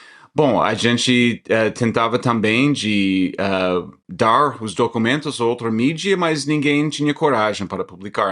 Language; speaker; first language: Portuguese; non-native, fluent; English